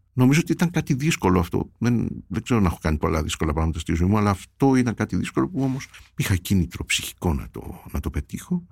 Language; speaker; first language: Greek; early bilingual, heritage; Greek